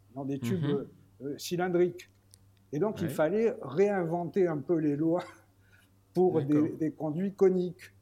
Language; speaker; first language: French; native; French